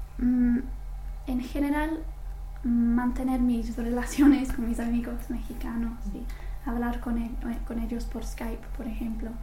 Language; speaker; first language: Spanish; non-native, fluent; English